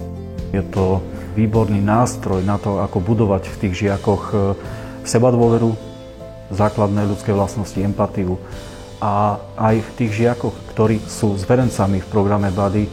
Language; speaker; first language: Slovak; native; Slovak